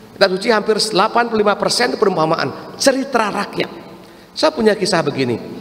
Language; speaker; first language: Indonesian; non-native, local second language; Balinese